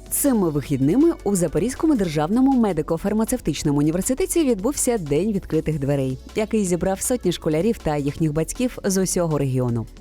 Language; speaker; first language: Ukrainian; native; Ukrainian